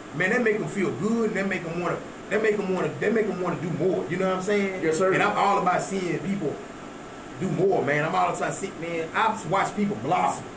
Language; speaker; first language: English; native; English